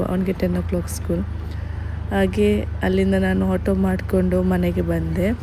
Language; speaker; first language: Kannada; non-native, local second language; Konkani